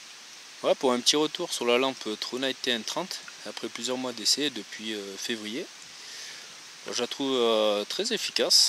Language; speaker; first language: French; native; French